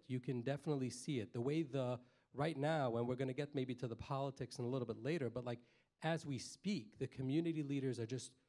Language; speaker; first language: English; native; English